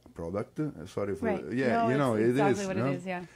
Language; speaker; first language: English; non-native, fluent; Italian